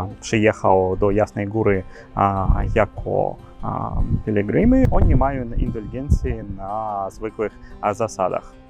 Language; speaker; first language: Polish; non-native, learner; Ukrainian